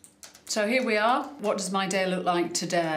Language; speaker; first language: English; native; English